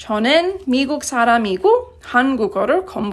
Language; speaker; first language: Korean; non-native, fluent; English